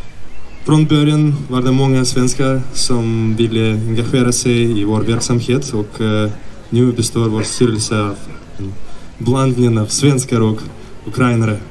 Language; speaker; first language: Swedish; non-native, fluent; Ukrainian